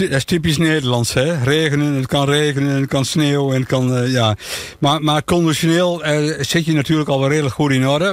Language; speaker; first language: Dutch; native; Dutch